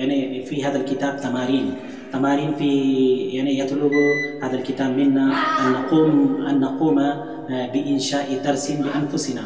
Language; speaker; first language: Arabic; non-native, fluent; Urdu